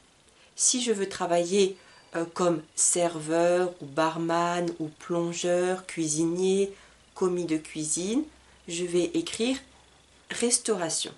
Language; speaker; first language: French; native; French